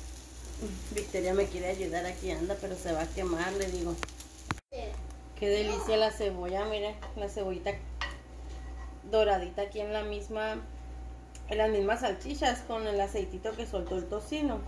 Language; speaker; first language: Spanish; native; Spanish